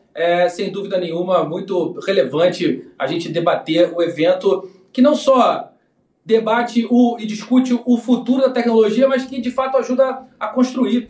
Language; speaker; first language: Portuguese; native; Portuguese